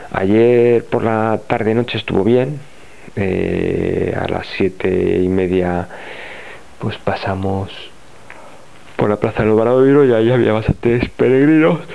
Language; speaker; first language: Spanish; native; Spanish